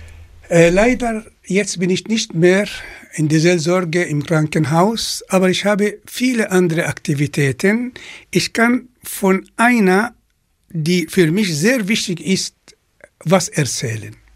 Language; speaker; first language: German; non-native, fluent; Arabic